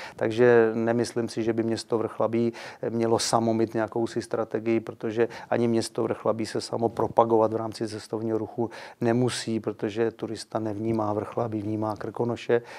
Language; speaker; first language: Czech; native; Czech